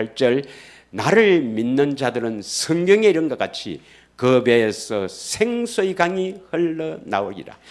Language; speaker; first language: Korean; native; Korean